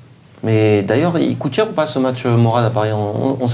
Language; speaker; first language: French; native; French